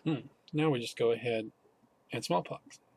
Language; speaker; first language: English; native; English